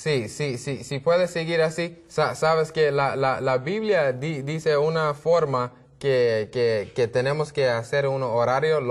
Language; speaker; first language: Spanish; non-native, learner; English